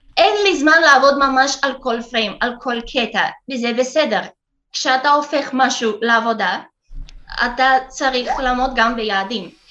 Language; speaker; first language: Hebrew; non-native, fluent; Russian